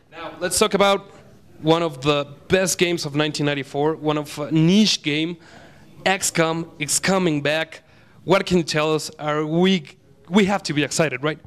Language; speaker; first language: English; non-native, fluent; Spanish